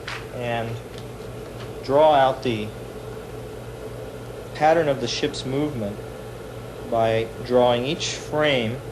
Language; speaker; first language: English; native; English